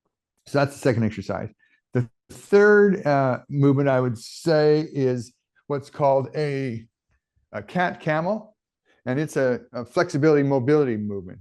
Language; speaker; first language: English; native; English